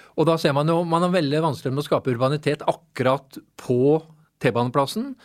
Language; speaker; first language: Norwegian; native; Norwegian